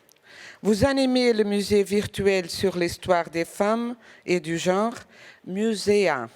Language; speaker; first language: French; non-native, fluent; Portuguese